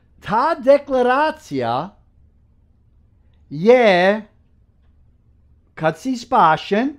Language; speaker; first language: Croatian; early bilingual, heritage; Croatian